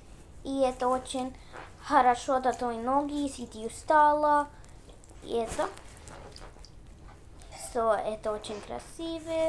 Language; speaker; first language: Russian; early bilingual, heritage; Russian